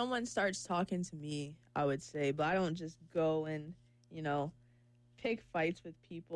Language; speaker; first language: English; native; English